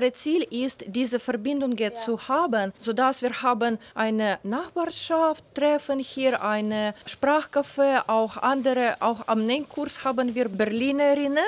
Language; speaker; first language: German; non-native, learner; Ukrainian